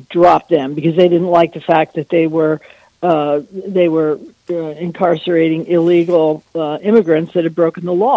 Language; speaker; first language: English; native; English